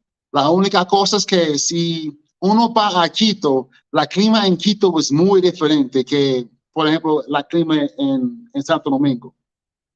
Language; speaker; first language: Spanish; non-native, learner; English